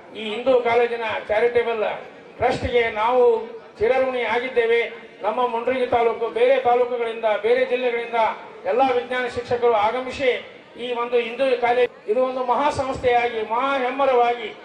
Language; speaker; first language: Kannada; native; Kannada